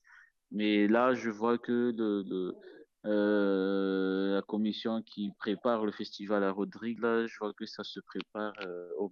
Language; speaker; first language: French; non-native, local second language; Malagasy